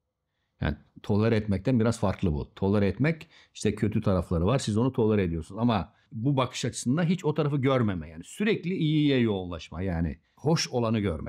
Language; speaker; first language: Turkish; native; Turkish